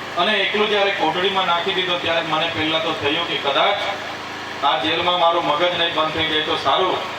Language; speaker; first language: Gujarati; non-native, local second language; Vasavi